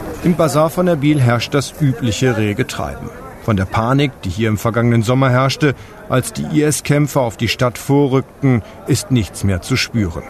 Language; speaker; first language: German; native; German